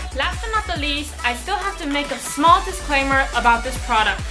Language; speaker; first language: English; non-native, fluent; Chinese